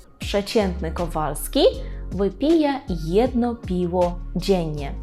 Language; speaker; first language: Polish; non-native, fluent; Ukrainian